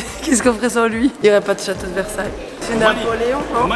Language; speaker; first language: French; native; French